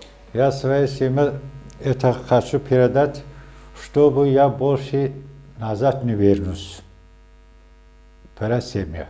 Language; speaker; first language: Russian; non-native, local second language; Azerbaijani